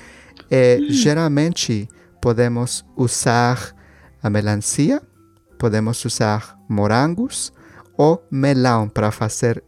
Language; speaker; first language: Portuguese; non-native, learner; Spanish